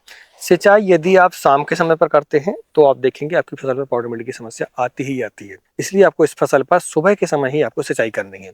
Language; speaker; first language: Hindi; native; Hindi